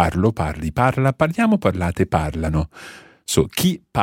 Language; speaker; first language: Italian; non-native, fluent; English